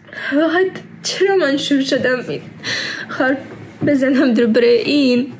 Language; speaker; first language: Persian; early bilingual, heritage; Persian